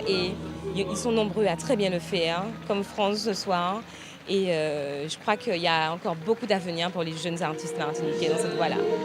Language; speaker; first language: French; native; French